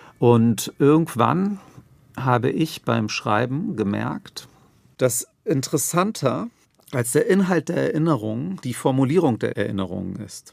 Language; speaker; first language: German; native; German